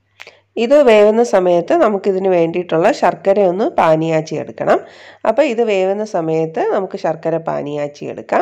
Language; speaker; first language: Malayalam; native; Malayalam